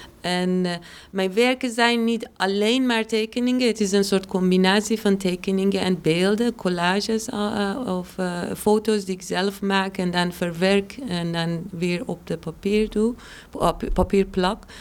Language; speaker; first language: Dutch; non-native, fluent; Persian